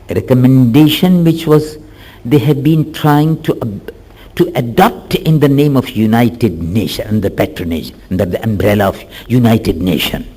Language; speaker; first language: English; non-native, local second language; Urdu